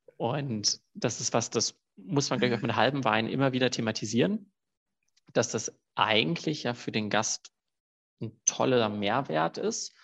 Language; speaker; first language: German; native; German